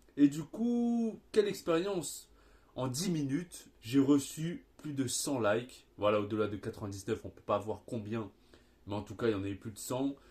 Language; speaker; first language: French; native; French